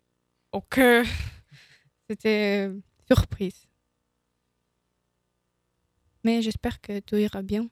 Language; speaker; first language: French; non-native, learner; Ukrainian